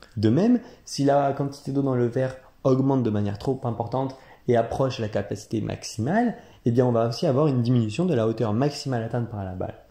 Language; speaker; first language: French; native; French